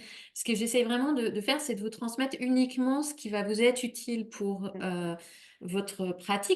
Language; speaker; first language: French; native; French